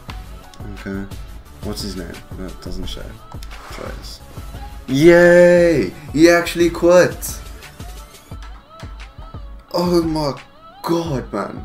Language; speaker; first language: English; native; English